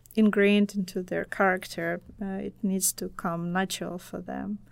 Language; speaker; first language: English; non-native, fluent; Russian